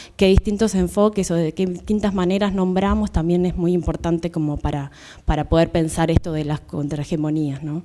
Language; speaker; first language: Spanish; native; Spanish